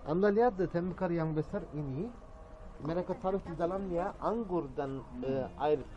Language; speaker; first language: Indonesian; non-native, learner; Turkish